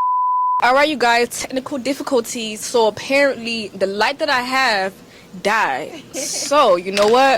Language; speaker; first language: English; native; English